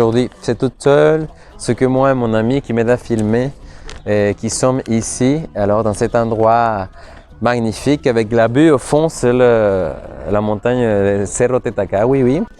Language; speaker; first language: French; non-native, fluent; Spanish